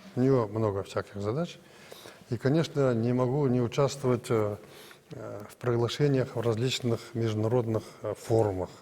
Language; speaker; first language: Russian; non-native, local second language; Kazakh